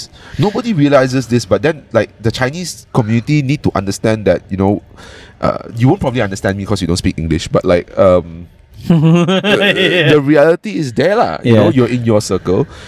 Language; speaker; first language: English; non-native, local second language; Cantonese